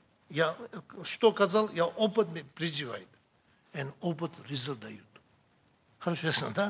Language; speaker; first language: Russian; non-native, learner; Tibetan